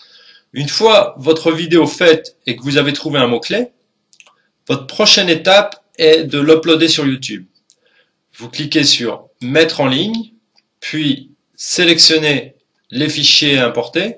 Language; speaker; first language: French; native; French